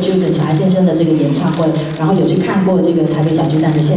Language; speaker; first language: Chinese; native; Chinese